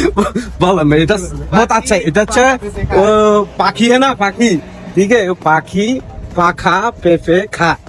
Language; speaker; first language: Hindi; non-native, learner; Bangla